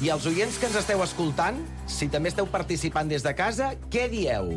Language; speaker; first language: Catalan; native; Catalan